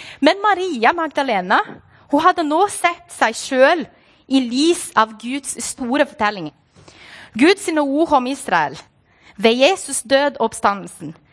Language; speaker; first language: Norwegian; non-native, fluent; Portuguese